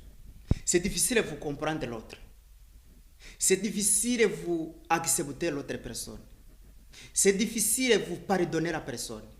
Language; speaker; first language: French; non-native, learner; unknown